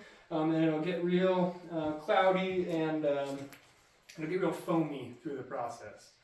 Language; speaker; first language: English; native; English